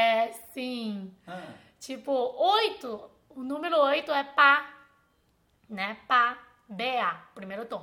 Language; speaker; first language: Portuguese; non-native, fluent; Chinese